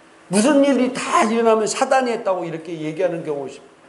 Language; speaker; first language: Korean; native; Korean